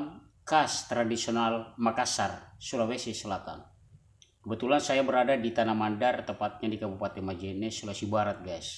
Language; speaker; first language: Indonesian; non-native, local second language; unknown